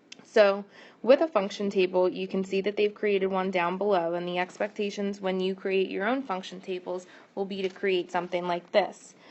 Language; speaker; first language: English; native; English